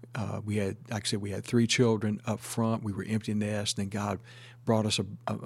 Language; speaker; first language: English; native; English